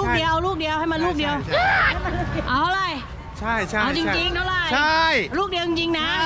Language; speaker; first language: Thai; native; Thai